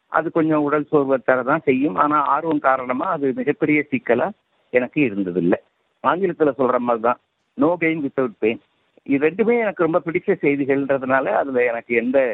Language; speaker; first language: Tamil; native; Tamil